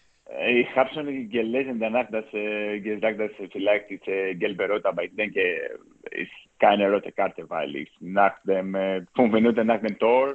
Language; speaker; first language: German; non-native, learner; Greek